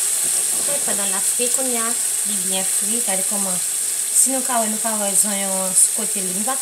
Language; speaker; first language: French; non-native, learner; Haitian Creole